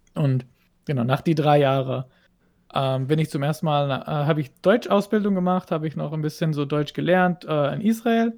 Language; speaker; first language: German; non-native, fluent; Hebrew